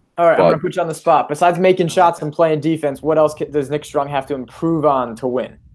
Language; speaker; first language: English; native; English